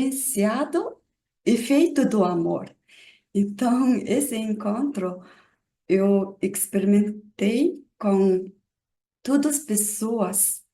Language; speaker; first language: Portuguese; non-native, learner; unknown